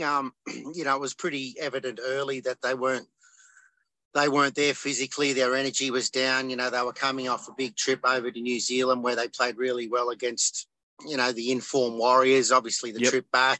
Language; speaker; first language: English; native; English